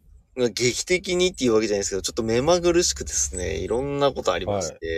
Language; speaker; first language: Japanese; native; Japanese